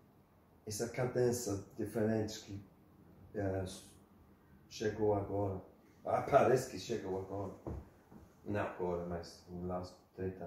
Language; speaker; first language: Portuguese; non-native, learner; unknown